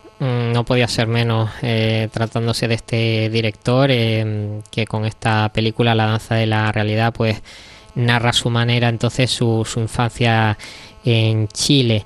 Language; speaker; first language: Spanish; native; Spanish